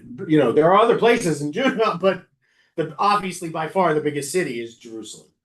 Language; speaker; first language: English; native; English